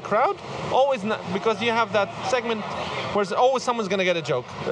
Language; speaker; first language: English; non-native, fluent; Arabic